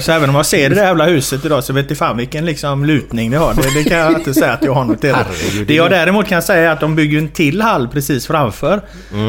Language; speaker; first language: Swedish; native; Swedish